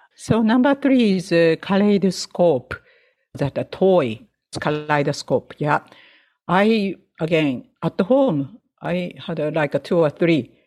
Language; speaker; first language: English; non-native, fluent; Japanese